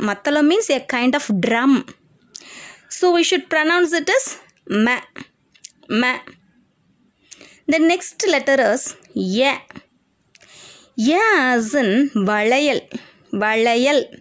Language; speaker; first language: English; non-native, local second language; Tamil